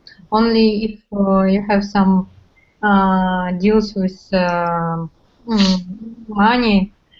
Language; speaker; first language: English; non-native, learner; Russian